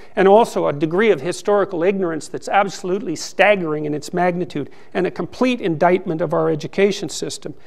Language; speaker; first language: English; native; English